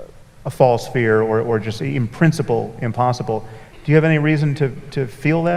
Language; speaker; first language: English; native; English